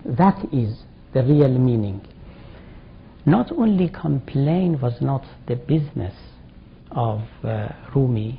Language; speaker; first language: English; non-native, fluent; Persian